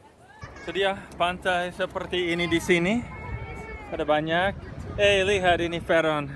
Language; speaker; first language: Indonesian; non-native, fluent; English